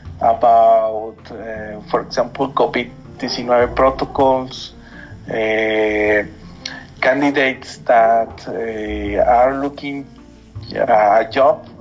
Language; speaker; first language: English; non-native, learner; Spanish